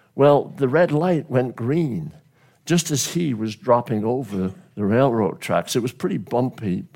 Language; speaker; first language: English; native; English